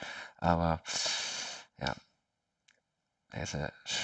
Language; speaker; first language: German; non-native, learner; English